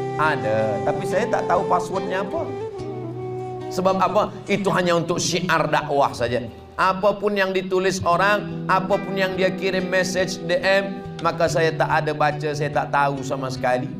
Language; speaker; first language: Malay; native; Malay